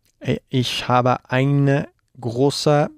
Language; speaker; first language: German; non-native, learner; Spanish